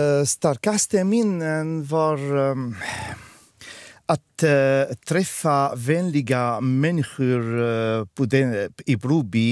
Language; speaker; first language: Swedish; non-native, fluent; Arabic